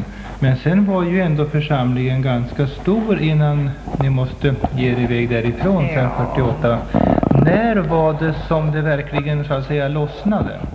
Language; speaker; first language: Swedish; native; Swedish